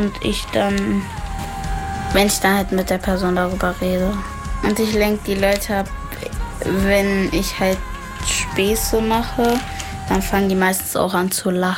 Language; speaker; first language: German; native; German